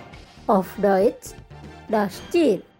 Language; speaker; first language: German; non-native, fluent; Indonesian